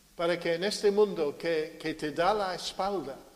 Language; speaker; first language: Spanish; non-native, fluent; English